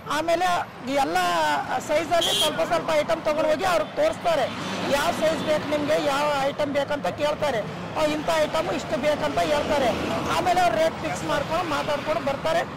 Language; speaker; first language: Kannada; non-native, local second language; Marathi